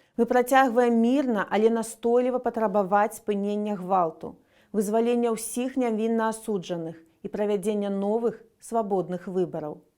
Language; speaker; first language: Belarusian; native; Belarusian